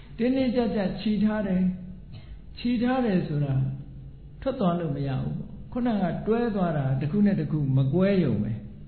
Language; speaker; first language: Burmese; native; Burmese